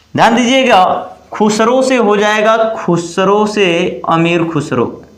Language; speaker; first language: Hindi; native; Hindi